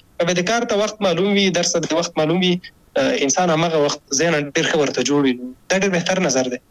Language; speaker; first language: Pashto; native; Pashto